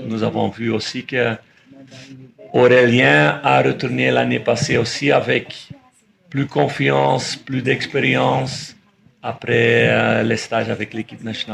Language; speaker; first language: French; non-native, fluent; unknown